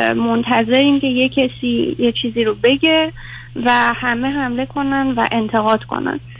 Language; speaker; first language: Persian; early bilingual, heritage; Persian